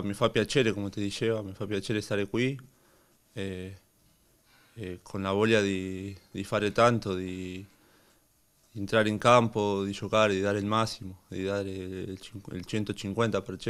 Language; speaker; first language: Italian; non-native, learner; Spanish